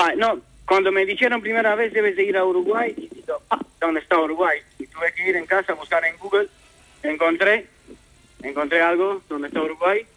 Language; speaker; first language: Spanish; non-native, fluent; Romanian